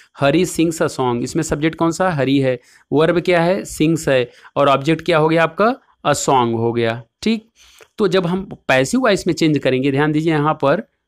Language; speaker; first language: Hindi; native; Hindi